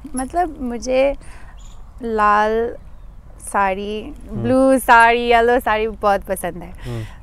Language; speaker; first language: Hindi; non-native, fluent; English